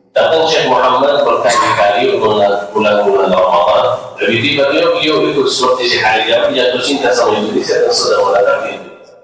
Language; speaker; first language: Indonesian; non-native, fluent; Arabic